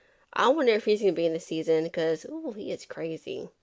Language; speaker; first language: English; native; English